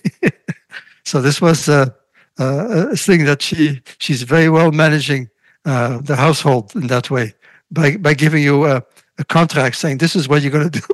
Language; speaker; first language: English; non-native, fluent; Russian